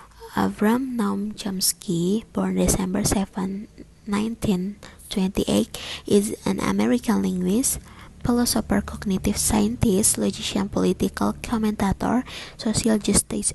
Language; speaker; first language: English; non-native, learner; Indonesian